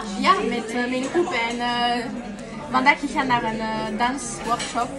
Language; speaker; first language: Dutch; non-native, learner; Romanian